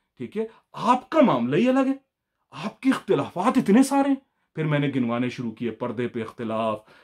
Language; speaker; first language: Urdu; native; Urdu